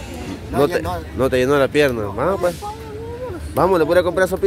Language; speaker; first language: Spanish; native; Spanish